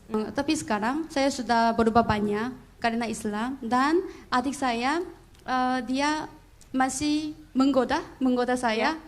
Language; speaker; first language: Indonesian; non-native, learner; Korean